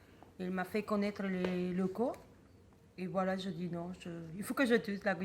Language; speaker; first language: French; non-native, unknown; Spanish